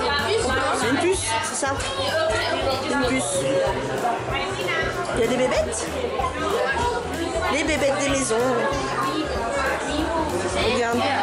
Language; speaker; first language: French; native; French